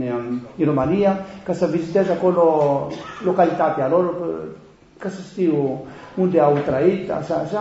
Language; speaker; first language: Romanian; non-native, learner; Greek